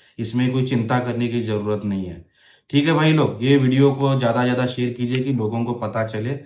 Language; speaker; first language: Hindi; non-native, local second language; Marathi